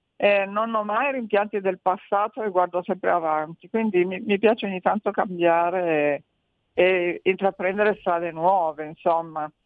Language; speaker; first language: Italian; native; Italian